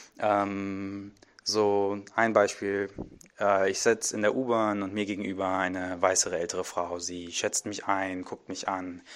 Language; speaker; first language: German; early bilingual, other home language; Arabic